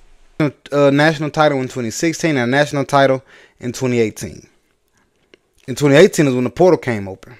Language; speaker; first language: English; native; English